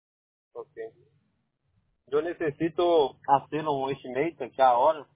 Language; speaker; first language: Spanish; non-native, learner; Portuguese